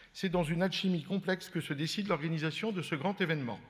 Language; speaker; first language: French; native; French